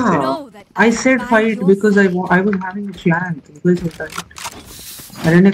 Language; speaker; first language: English; non-native, local second language; Kannada